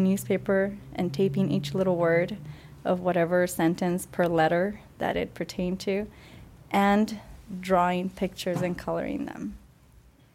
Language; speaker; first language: English; early bilingual, other home language; Spanish